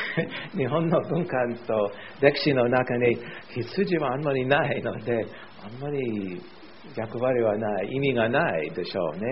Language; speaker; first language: Japanese; non-native, fluent; English